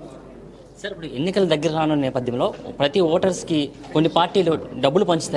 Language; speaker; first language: Telugu; native; Telugu